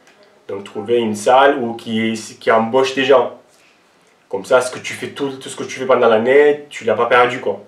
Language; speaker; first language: French; non-native, local second language; Armenian